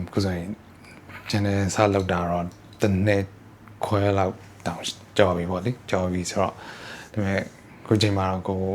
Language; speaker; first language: Burmese; early bilingual, heritage; Burmese